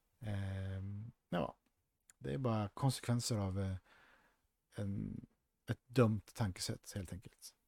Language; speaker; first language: Swedish; early bilingual, other home language; Spanish